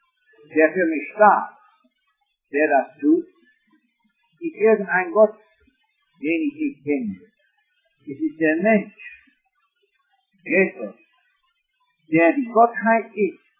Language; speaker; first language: German; non-native, fluent; English